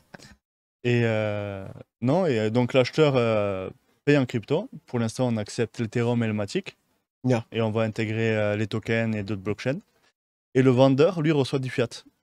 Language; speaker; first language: French; native; French